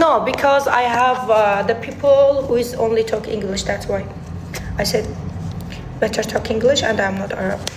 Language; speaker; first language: English; non-native, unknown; Azerbaijani